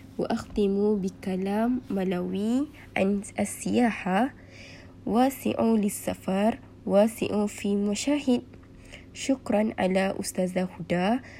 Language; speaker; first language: Arabic; non-native, learner; Malay